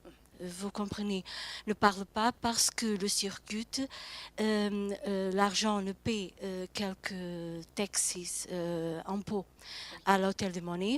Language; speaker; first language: French; non-native, fluent; Portuguese